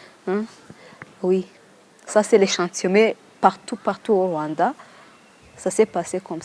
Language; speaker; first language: French; non-native, local second language; Kinyarwanda